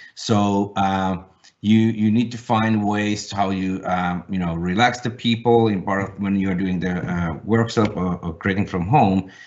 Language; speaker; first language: English; non-native, fluent; Finnish